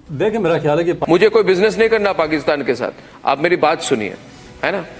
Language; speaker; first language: Hindi; non-native, local second language; Assamese